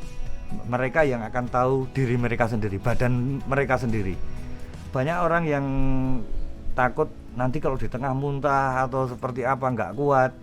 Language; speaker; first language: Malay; non-native, local second language; Javanese